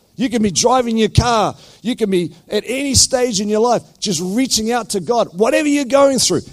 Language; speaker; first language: English; native; English